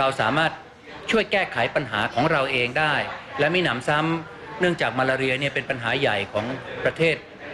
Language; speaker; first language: Thai; native; Thai